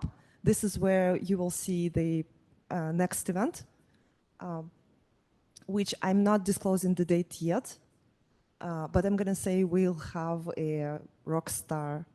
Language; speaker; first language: English; non-native, fluent; Russian